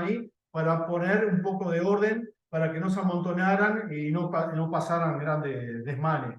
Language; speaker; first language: Spanish; native; Spanish